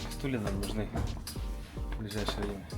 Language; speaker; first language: Russian; native; Russian